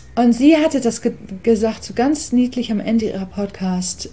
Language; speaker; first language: German; early bilingual, other home language; English